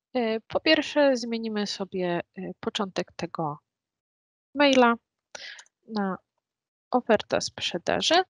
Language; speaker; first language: Polish; native; Polish